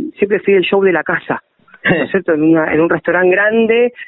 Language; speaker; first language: Spanish; native; Spanish